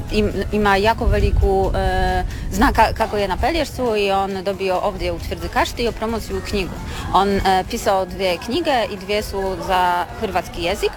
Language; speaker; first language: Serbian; non-native, learner; Polish